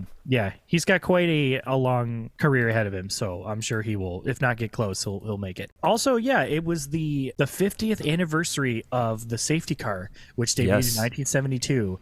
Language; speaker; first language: English; native; English